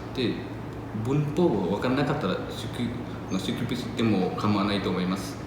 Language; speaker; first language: Japanese; non-native, learner; Nepali